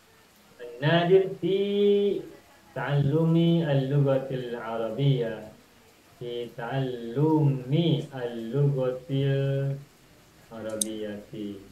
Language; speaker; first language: Arabic; non-native, fluent; Indonesian